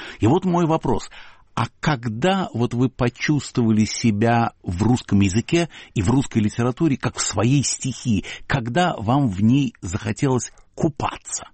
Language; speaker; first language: Russian; native; Russian